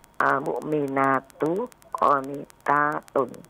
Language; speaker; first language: Arabic; non-native, learner; Indonesian